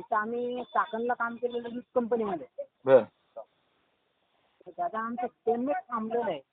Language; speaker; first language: Marathi; native; Marathi